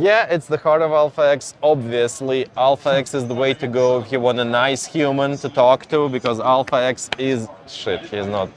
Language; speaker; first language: English; non-native, fluent; Russian